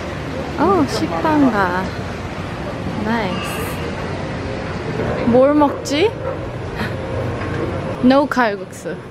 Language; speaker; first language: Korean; early bilingual, heritage; Korean